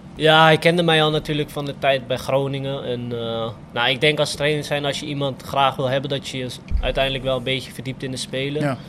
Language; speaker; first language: Dutch; native; Dutch